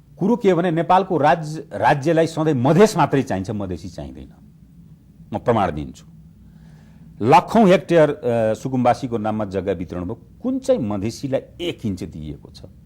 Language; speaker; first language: Nepali; non-native, local second language; Bhojpuri